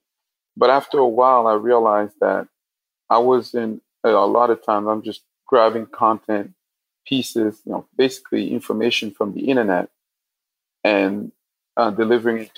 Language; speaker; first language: English; non-native, local second language; French